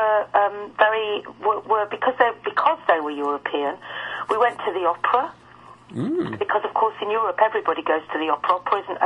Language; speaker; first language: English; native; English